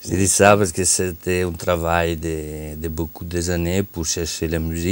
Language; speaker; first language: French; non-native, fluent; Italian